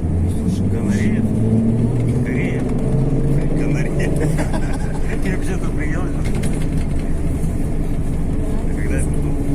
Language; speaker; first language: Russian; native; Russian